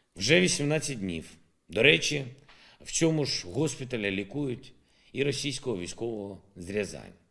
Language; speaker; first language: Ukrainian; non-native, local second language; Russian